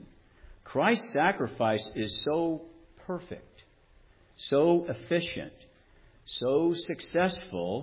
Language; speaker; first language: English; native; English